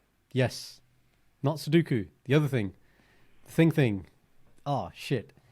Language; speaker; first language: English; early bilingual, other home language; Punjabi